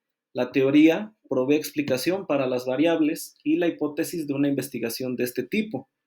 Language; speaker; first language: Spanish; native; Spanish